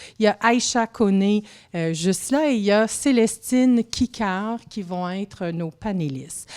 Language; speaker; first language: French; native; French